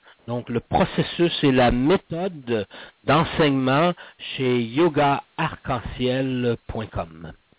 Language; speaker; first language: French; native; French